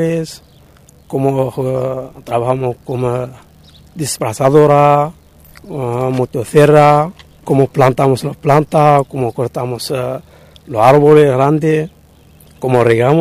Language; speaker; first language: Spanish; non-native, learner; Arabic